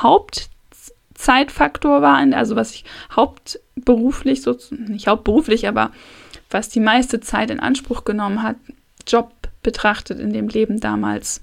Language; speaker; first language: German; native; German